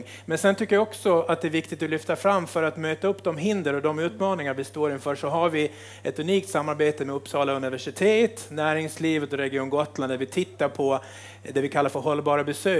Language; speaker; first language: Swedish; native; Swedish